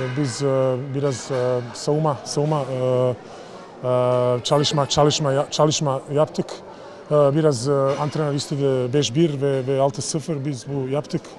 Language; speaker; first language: Turkish; non-native, learner; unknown